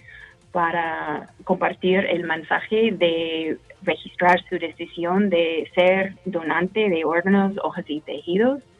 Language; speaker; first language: Spanish; non-native, fluent; English